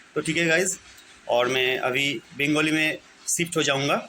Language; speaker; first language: Hindi; non-native, local second language; Bangla